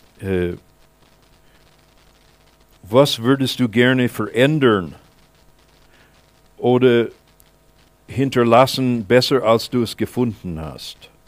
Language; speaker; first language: German; non-native, fluent; English